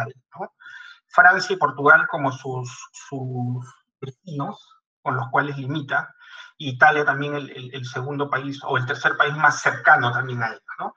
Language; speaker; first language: Spanish; native; Spanish